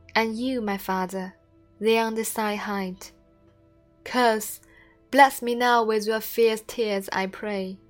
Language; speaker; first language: English; non-native, fluent; Chinese